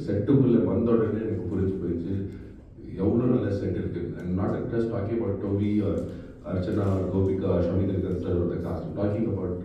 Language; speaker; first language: Tamil; non-native, fluent; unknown